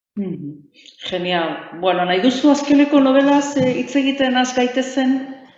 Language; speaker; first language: Basque; native; Basque